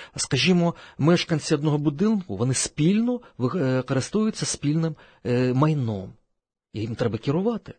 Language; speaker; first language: Ukrainian; non-native, local second language; Russian